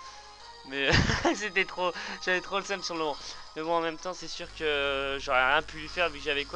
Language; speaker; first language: French; native; French